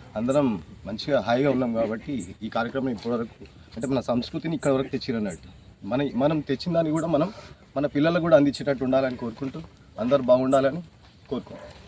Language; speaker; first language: Telugu; non-native, local second language; Lambadi